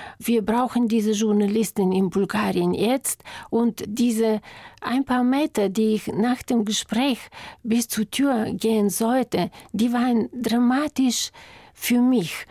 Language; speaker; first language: German; non-native, fluent; Bulgarian